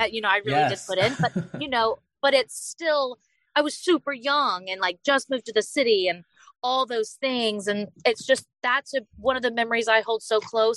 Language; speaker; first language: English; native; English